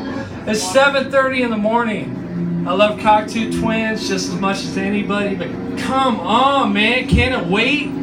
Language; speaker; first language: English; native; English